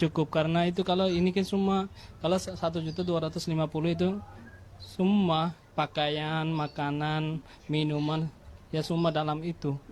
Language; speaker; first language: Indonesian; non-native, learner; Rohingya